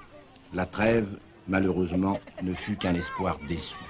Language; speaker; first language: French; native; French